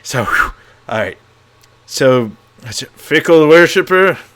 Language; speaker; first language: English; native; English